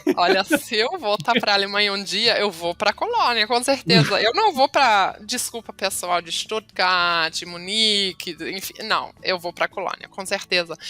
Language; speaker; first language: Portuguese; non-native, fluent; German